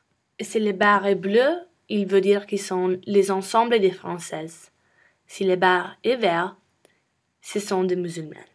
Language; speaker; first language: French; non-native, learner; English